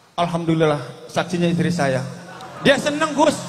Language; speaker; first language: Indonesian; non-native, local second language; Sundanese